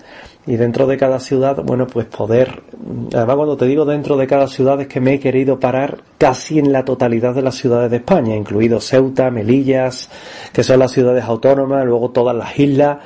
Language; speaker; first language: Spanish; native; Spanish